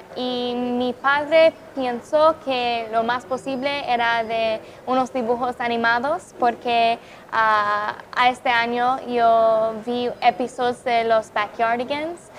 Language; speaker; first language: Spanish; non-native, fluent; English